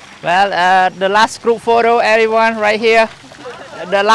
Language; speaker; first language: English; non-native, learner; Khmer